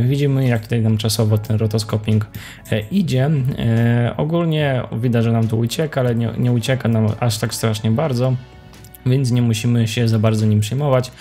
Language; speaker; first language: Polish; native; Polish